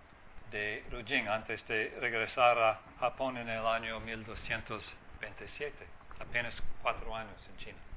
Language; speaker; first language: Spanish; non-native, fluent; English